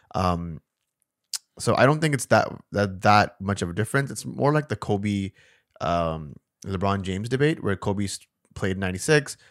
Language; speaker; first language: English; non-native, local second language; Urdu